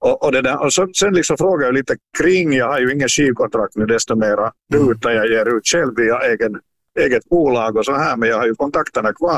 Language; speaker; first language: Swedish; native; Swedish